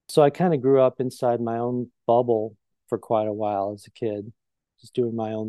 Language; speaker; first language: English; native; English